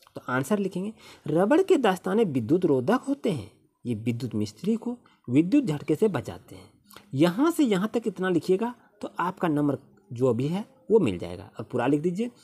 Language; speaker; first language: Hindi; native; Hindi